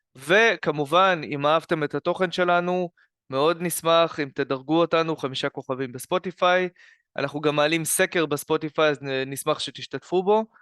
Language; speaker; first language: Hebrew; native; Hebrew